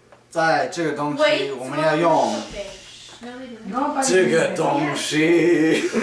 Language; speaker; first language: Chinese; non-native, learner; English